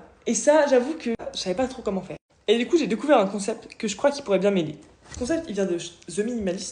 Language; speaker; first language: French; native; French